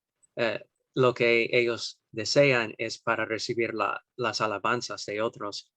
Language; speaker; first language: Spanish; non-native, fluent; English